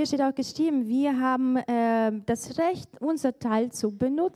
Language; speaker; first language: German; non-native, local second language; Russian